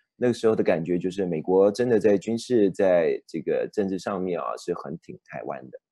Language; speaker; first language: Chinese; native; Chinese